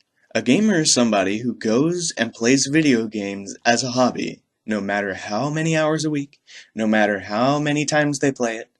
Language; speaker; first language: English; native; English